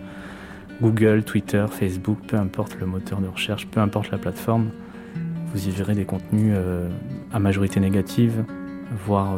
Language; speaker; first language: French; native; French